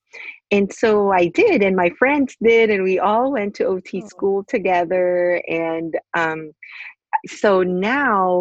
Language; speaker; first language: English; non-native, local second language; Filipino